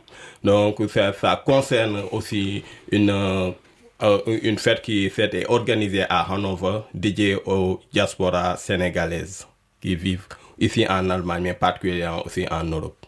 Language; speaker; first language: French; non-native, local second language; Wolof